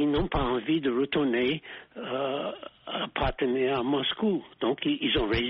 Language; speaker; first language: French; non-native, fluent; English